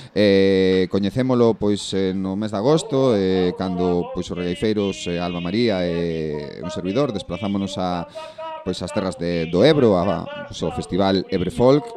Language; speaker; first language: Galician; native; Galician